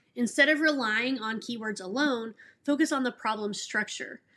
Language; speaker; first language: English; native; English